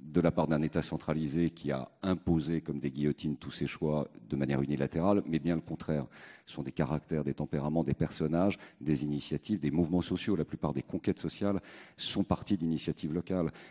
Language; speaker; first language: French; native; French